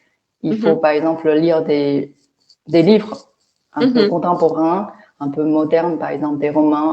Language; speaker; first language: French; non-native, fluent; Chinese